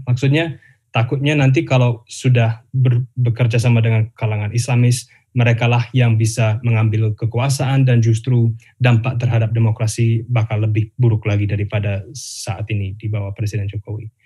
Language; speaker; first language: Indonesian; non-native, fluent; English